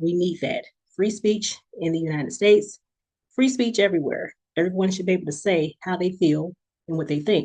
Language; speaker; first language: English; native; English